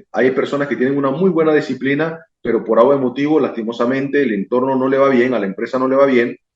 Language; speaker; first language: Spanish; native; Spanish